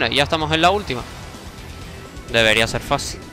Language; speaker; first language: Spanish; native; Spanish